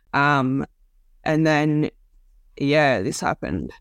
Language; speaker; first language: English; native; English